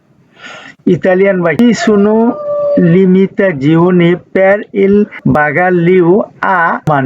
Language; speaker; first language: Italian; non-native, fluent; Bangla